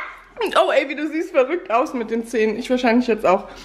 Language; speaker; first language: German; native; German